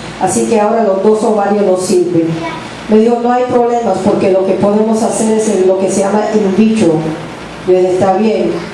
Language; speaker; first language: Spanish; early bilingual, heritage; English